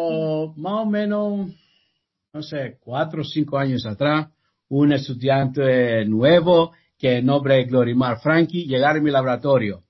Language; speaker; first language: Spanish; non-native, learner; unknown